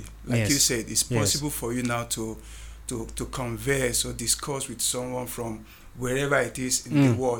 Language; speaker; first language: English; non-native, local second language; Yoruba